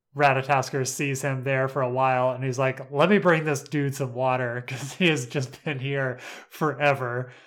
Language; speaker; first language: English; native; English